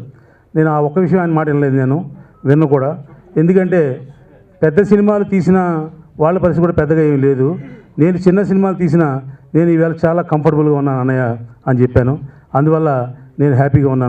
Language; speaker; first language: Telugu; native; Telugu